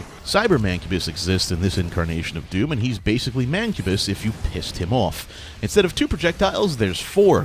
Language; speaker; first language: English; native; English